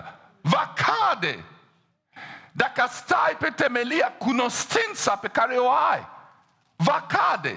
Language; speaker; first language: Romanian; non-native, fluent; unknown